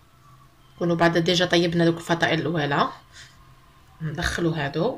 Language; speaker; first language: Arabic; native; Arabic